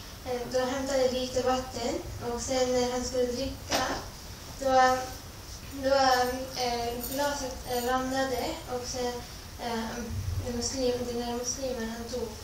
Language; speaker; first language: Swedish; early bilingual, other home language; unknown